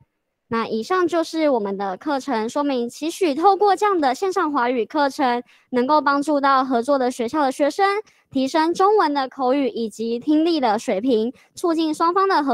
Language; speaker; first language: Chinese; native; Chinese